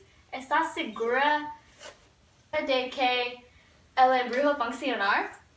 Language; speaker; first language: Spanish; non-native, learner; English